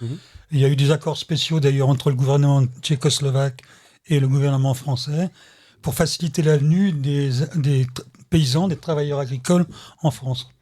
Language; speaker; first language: French; native; French